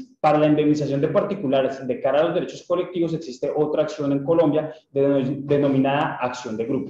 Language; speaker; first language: Spanish; native; Spanish